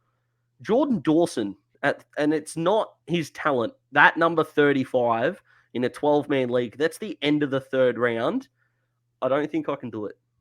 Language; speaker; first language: English; native; English